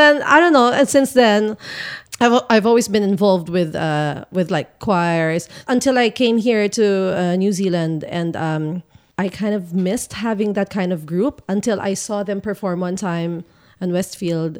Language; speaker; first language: English; non-native, local second language; Filipino